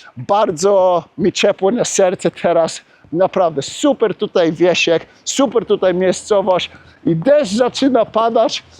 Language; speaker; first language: Polish; early bilingual, heritage; Polish